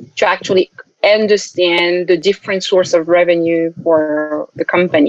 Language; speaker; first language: English; non-native, local second language; French